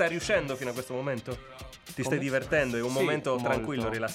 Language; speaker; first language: Italian; native; Italian